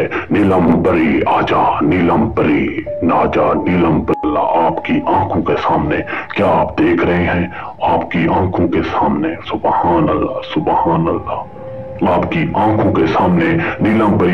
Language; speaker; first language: Urdu; native; Urdu